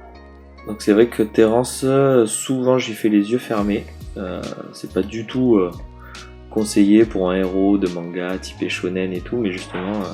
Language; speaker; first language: French; native; French